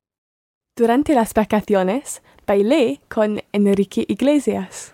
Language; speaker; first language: Spanish; non-native, learner; English